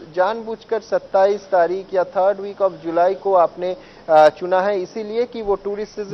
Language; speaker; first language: Hindi; non-native, local second language; Bangla